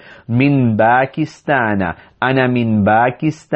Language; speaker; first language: Arabic; non-native, fluent; English